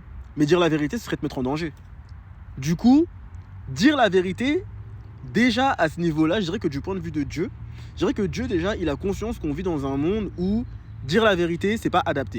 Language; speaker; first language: French; native; French